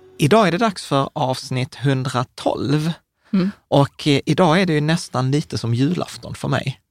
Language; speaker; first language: Swedish; early bilingual, other home language; Czech